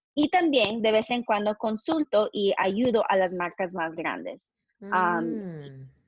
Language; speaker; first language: Spanish; early bilingual, heritage; Spanish